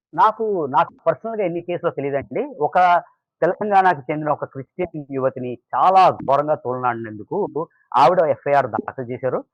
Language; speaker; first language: Telugu; native; Telugu